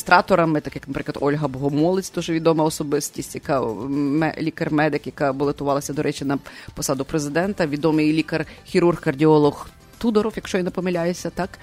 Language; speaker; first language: Ukrainian; native; Ukrainian